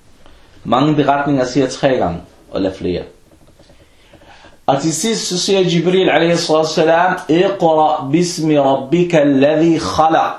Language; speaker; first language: Danish; early bilingual, other home language; Arabic